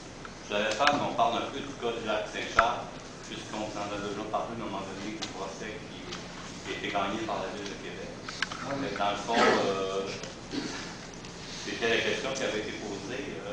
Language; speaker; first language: French; native; French